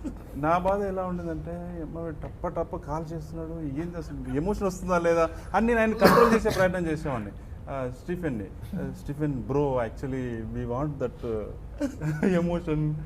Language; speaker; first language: Telugu; native; Telugu